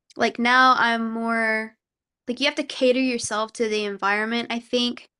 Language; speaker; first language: English; early bilingual, other home language; Korean